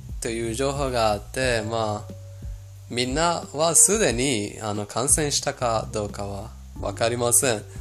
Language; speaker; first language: Japanese; non-native, fluent; Persian